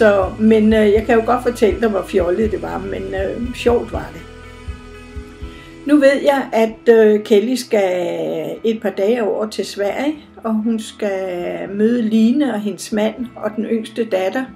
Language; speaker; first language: Danish; native; Danish